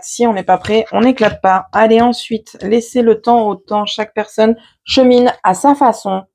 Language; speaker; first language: French; native; French